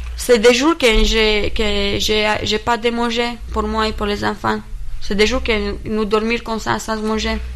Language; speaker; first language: French; non-native, learner; Romanian